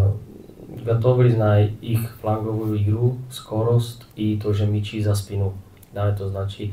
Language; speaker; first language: Russian; non-native, fluent; Czech